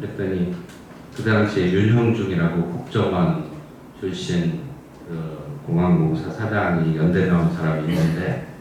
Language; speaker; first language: Korean; native; Korean